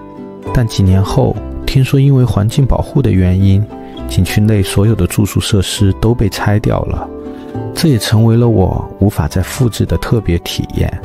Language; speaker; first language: Chinese; native; Chinese